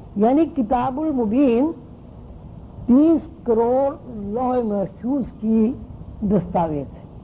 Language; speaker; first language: Urdu; native; Urdu